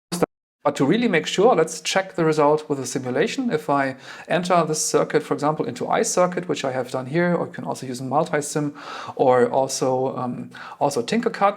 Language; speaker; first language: English; non-native, fluent; German